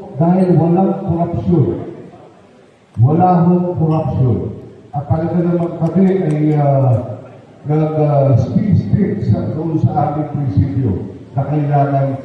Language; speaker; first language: Filipino; native; Filipino